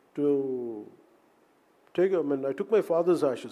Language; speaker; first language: English; non-native, local second language; Telugu